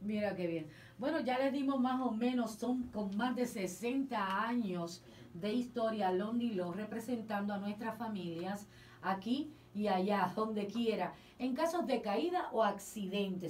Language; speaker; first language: Spanish; native; Spanish